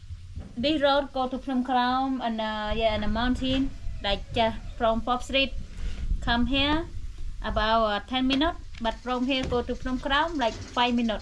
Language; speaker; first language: English; non-native, local second language; Khmer